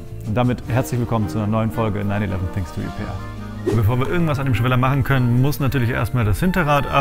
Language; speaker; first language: German; native; German